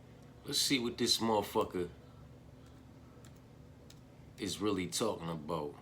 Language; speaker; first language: English; native; English